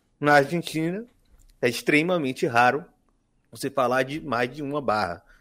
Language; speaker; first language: Portuguese; native; Portuguese